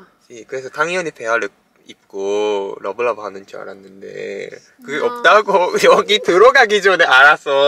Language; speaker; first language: Korean; non-native, fluent; Japanese